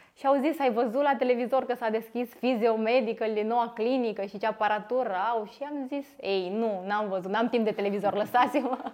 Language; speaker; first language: Romanian; native; Romanian